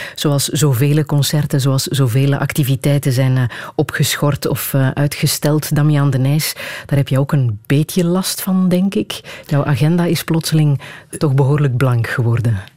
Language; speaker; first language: Dutch; native; Dutch